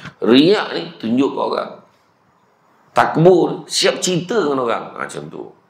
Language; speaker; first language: Malay; native; Malay